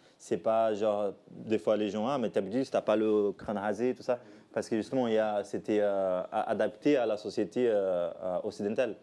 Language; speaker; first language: French; non-native, fluent; Portuguese